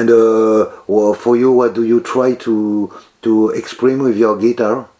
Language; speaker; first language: English; non-native, learner; French